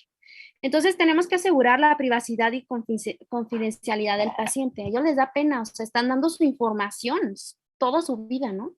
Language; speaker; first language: Spanish; native; Spanish